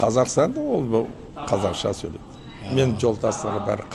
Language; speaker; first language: Kazakh; non-native, learner; Chinese